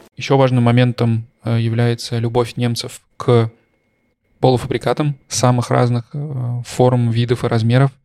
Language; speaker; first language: Russian; native; Russian